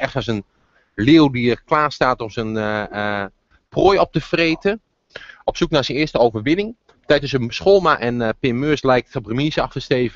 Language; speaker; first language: Dutch; native; Dutch